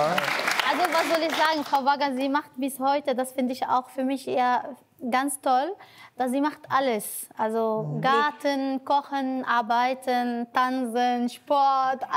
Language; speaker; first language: German; non-native, learner; Arabic